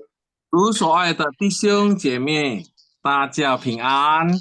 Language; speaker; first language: Chinese; non-native, learner; Indonesian